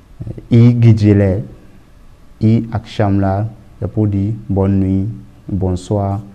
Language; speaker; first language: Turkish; non-native, learner; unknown